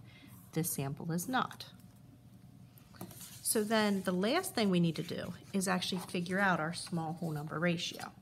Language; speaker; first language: English; native; English